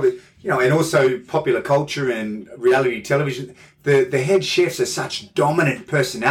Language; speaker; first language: English; native; English